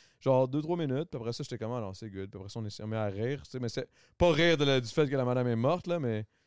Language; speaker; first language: French; native; French